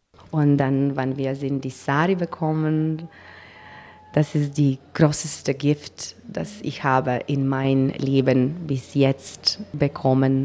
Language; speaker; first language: German; non-native, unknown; Macedonian